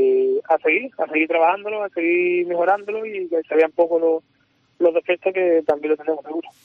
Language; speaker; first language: Spanish; native; Spanish